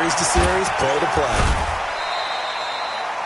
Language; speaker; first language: English; native; English